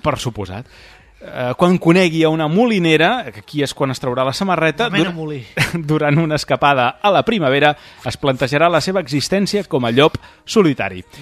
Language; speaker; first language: Catalan; native; Catalan